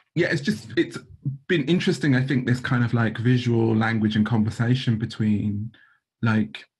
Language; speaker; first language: English; native; English